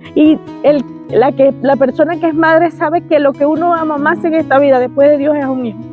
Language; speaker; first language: Spanish; native; Spanish